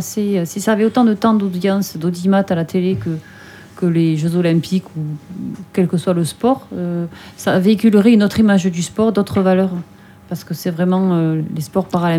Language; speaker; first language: French; native; French